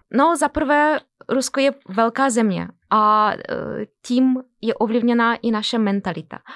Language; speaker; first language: Czech; non-native, fluent; Russian